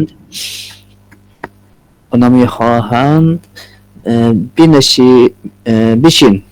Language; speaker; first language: Persian; non-native, learner; Urdu